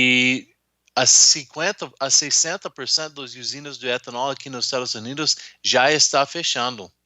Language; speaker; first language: Portuguese; non-native, fluent; English